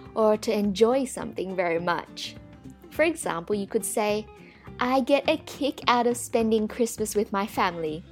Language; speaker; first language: English; native; English